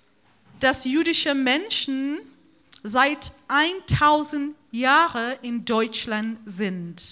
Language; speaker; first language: German; non-native, fluent; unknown